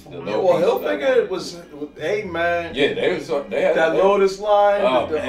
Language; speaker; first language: English; native; English